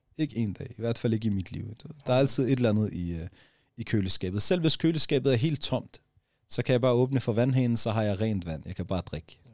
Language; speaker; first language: Danish; early bilingual, other home language; Arabic